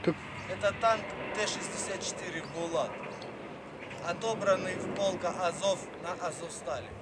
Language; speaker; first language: Russian; native; Russian